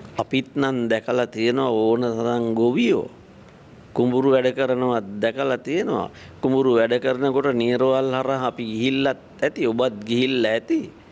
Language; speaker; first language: Sinhala; native; Sinhala